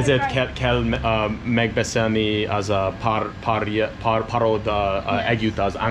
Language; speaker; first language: Hungarian; non-native, learner; English